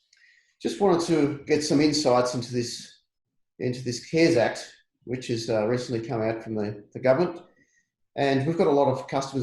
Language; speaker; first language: English; native; English